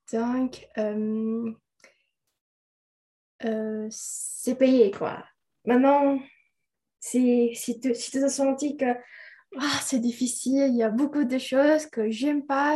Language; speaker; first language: French; non-native, learner; Indonesian